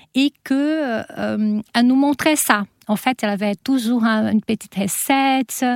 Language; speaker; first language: French; non-native, fluent; Portuguese